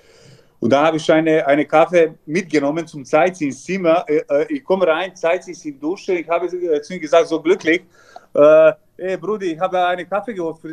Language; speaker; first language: German; non-native, learner; Serbian